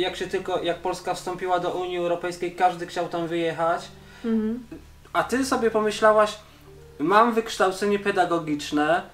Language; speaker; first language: Polish; native; Polish